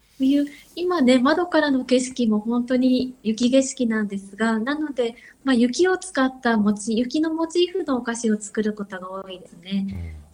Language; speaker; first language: Japanese; native; Japanese